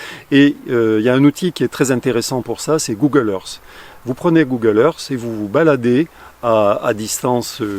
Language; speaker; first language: French; native; French